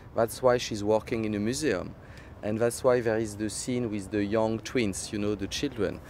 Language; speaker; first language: English; non-native, fluent; French